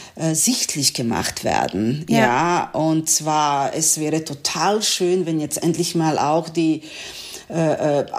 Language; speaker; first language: German; non-native, learner; Serbian